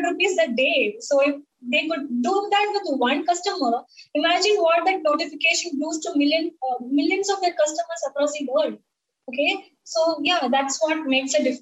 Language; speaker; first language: English; non-native, local second language; Tamil